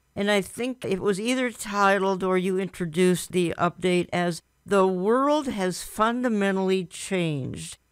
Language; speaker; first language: English; native; English